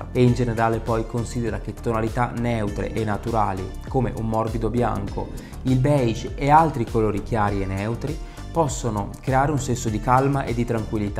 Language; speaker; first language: Italian; native; Italian